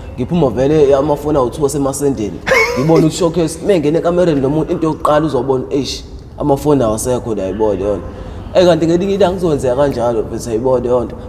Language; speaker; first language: Zulu; native; Zulu